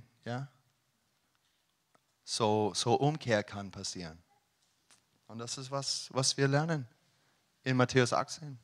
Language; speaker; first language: German; non-native, learner; English